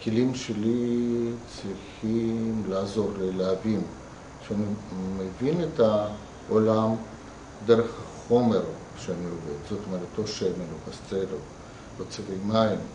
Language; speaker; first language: Hebrew; non-native, fluent; Russian